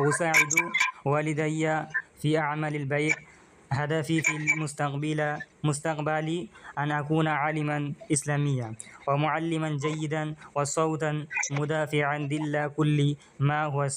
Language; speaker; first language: Arabic; non-native, learner; Bangla